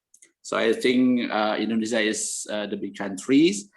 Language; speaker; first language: English; non-native, learner; Indonesian